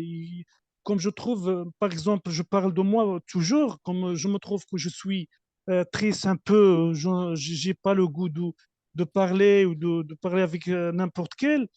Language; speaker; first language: French; non-native, learner; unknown